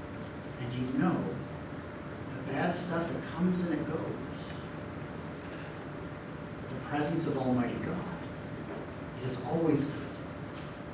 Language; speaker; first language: English; native; English